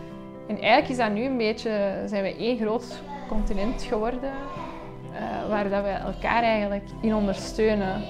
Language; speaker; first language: Dutch; native; Dutch